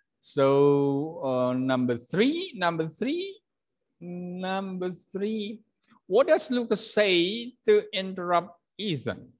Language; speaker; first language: English; non-native, fluent; Indonesian